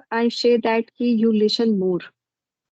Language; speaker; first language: English; non-native, learner; Hindi